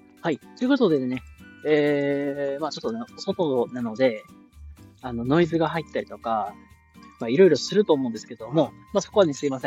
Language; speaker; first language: Japanese; native; Japanese